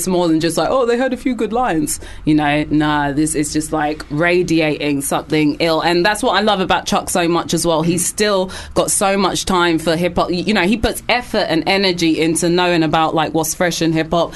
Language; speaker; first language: English; native; English